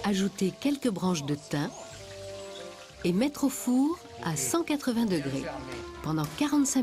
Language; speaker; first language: French; native; French